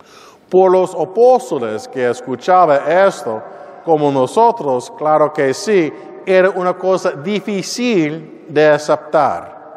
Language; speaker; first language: Spanish; non-native, learner; English